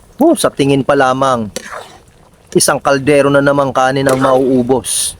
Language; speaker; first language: Filipino; native; Filipino